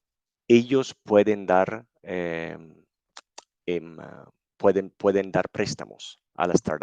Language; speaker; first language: Spanish; non-native, fluent; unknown